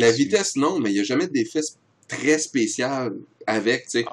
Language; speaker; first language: French; native; French